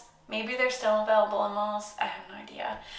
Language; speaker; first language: English; native; English